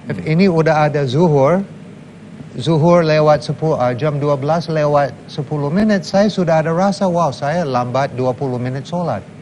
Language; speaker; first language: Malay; non-native, fluent; English